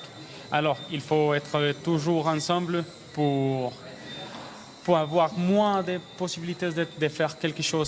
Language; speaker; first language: French; non-native, learner; Spanish